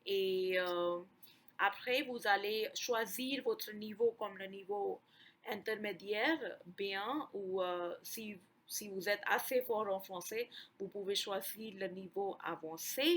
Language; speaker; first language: French; non-native, fluent; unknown